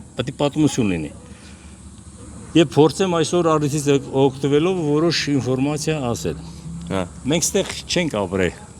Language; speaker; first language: Armenian; non-native, local second language; Kurdish